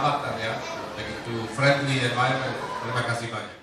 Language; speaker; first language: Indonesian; non-native, fluent; Slovak